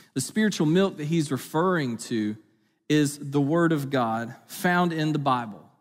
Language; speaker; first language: English; native; English